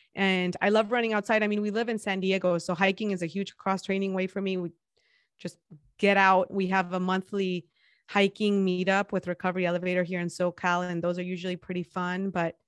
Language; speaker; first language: English; non-native, fluent; Spanish